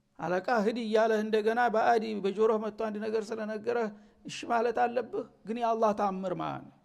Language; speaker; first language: Amharic; native; Amharic